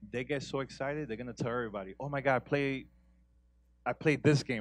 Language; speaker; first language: English; native; English